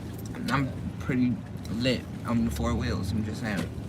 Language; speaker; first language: English; native; English